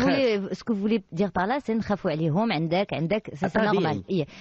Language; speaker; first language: French; non-native, local second language; Arabic